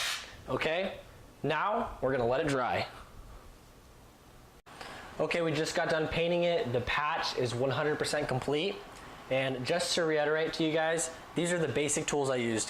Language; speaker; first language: English; native; English